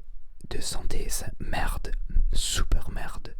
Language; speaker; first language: French; non-native, learner; Spanish